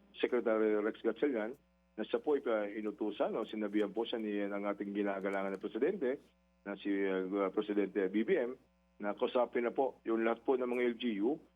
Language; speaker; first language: Filipino; non-native, local second language; Bikol